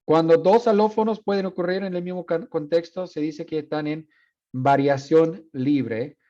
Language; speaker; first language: Spanish; non-native, fluent; English